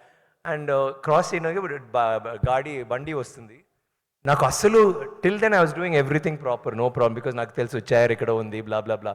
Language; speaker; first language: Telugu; non-native, learner; Tamil